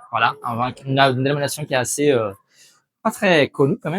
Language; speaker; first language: French; non-native, fluent; Portuguese